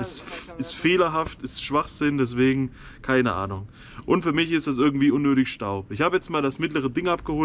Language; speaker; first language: German; native; German